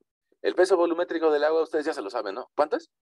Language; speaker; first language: Spanish; native; Spanish